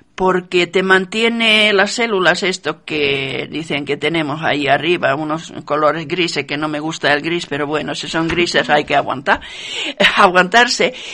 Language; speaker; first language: Spanish; non-native, fluent; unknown